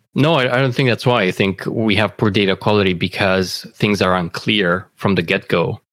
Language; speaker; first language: English; non-native, fluent; Romanian